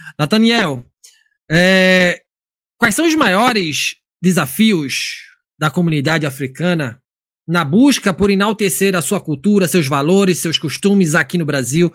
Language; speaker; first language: Portuguese; native; Portuguese